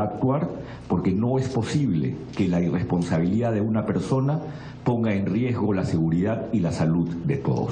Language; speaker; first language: Spanish; native; Spanish